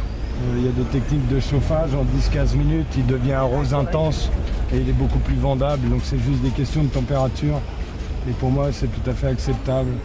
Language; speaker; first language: French; native; French